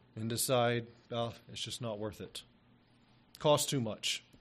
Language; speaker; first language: English; native; English